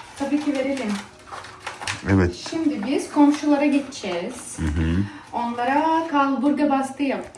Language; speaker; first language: Turkish; non-native, fluent; Ukrainian